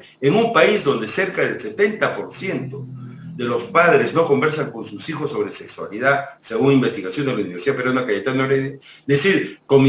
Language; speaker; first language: Spanish; native; Spanish